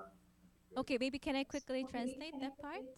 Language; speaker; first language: English; non-native, fluent; Korean